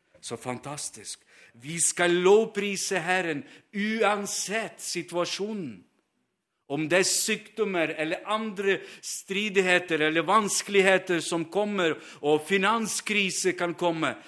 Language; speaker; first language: Norwegian; non-native, fluent; Ukrainian